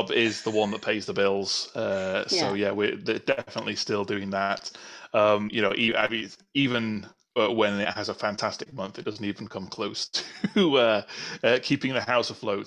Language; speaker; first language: English; native; English